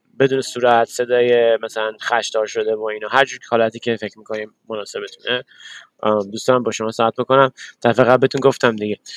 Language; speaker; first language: Persian; early bilingual, other home language; English